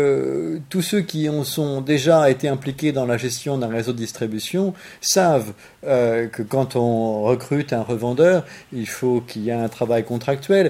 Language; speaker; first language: French; native; French